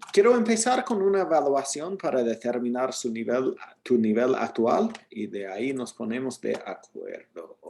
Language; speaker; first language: Spanish; non-native, fluent; English